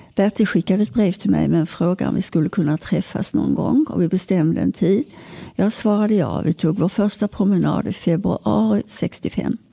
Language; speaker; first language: Swedish; native; Swedish